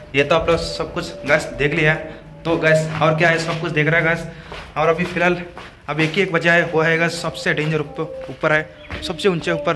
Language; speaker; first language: Hindi; non-native, local second language; Kannada